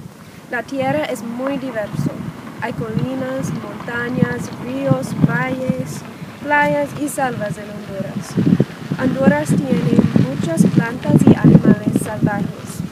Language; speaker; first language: Spanish; non-native, learner; English